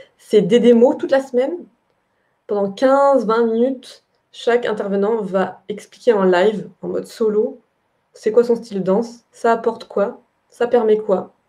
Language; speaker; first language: French; native; French